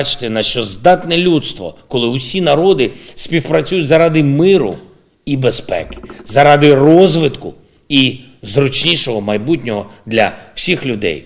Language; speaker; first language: Ukrainian; non-native, local second language; Russian